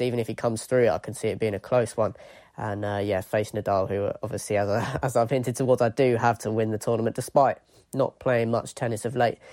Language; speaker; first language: English; native; English